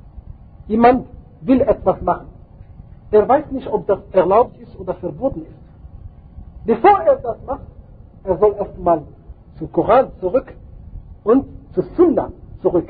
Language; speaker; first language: German; non-native, fluent; Arabic